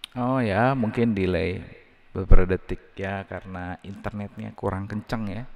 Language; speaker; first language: Indonesian; native; Indonesian